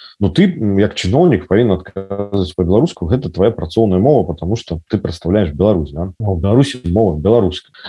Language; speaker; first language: Belarusian; non-native, local second language; Russian